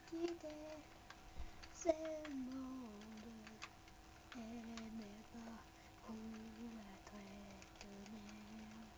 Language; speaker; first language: French; native; French